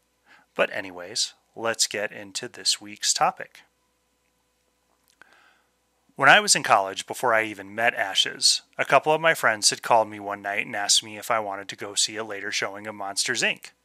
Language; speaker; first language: English; native; English